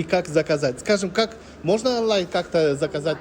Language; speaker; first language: Russian; non-native, learner; Lithuanian